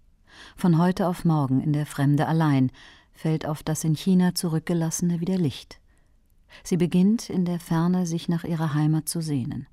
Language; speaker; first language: German; native; German